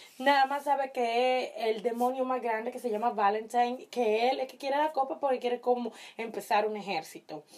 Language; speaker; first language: Spanish; early bilingual, heritage; Spanish